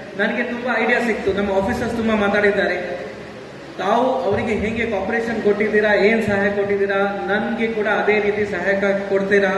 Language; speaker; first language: Kannada; non-native, fluent; Hindi